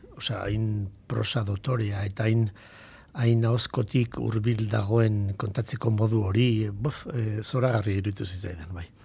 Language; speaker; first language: Basque; non-native, local second language; Spanish